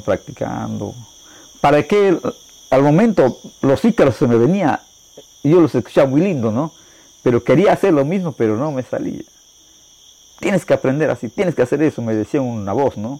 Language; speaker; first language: Spanish; non-native, local second language; Shipibo-Conibo